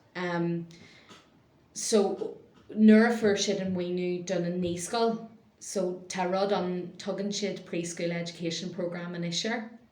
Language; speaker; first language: Irish; non-native, local second language; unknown